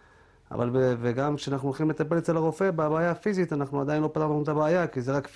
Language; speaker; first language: Hebrew; native; Hebrew